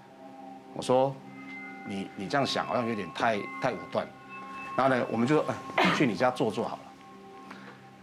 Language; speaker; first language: Chinese; native; Chinese